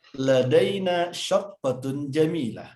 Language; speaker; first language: Arabic; non-native, fluent; Indonesian